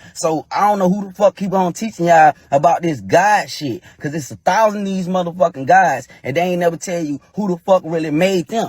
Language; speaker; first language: English; native; English